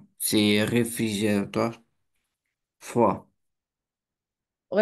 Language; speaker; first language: French; non-native, learner; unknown